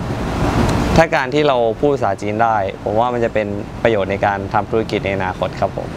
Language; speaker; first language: Thai; native; Thai